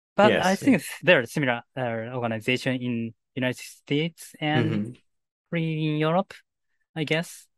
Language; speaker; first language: English; non-native, fluent; Japanese